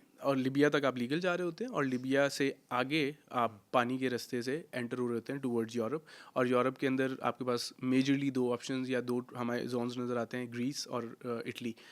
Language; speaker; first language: Hindi; non-native, local second language; Punjabi